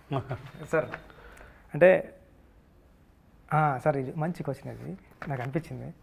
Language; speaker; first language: Telugu; native; Telugu